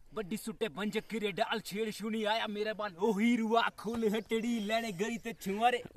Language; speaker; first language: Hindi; non-native, local second language; Dogri